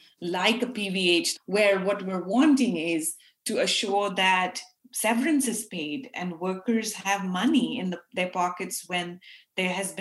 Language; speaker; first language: English; non-native, local second language; Urdu